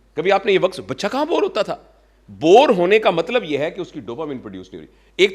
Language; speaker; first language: Urdu; non-native, local second language; Punjabi